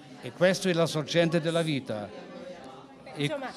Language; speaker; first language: Italian; non-native, learner; German